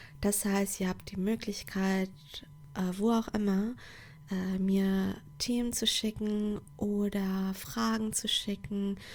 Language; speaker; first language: German; non-native, fluent; Portuguese